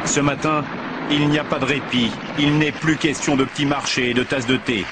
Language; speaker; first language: French; native; French